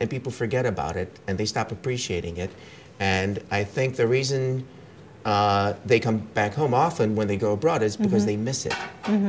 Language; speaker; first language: English; early bilingual, other home language; Romanian